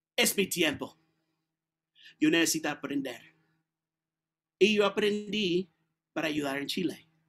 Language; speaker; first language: Spanish; non-native, learner; English